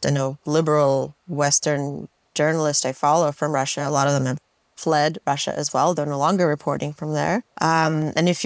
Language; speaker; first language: English; non-native, fluent; Russian